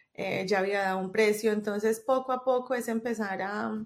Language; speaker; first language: Spanish; native; Spanish